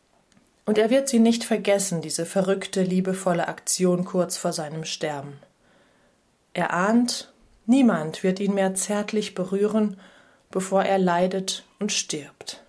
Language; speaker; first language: German; native; German